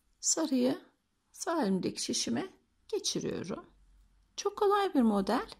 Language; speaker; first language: Turkish; native; Turkish